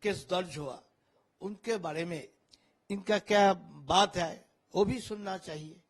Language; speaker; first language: Hindi; non-native, local second language; Bangla